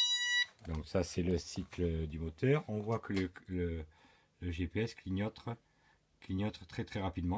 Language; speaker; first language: French; native; French